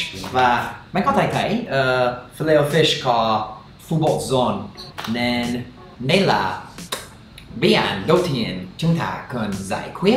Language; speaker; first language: Vietnamese; non-native, fluent; English